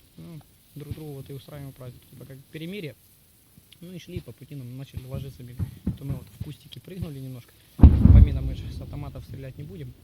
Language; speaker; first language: Russian; native; Russian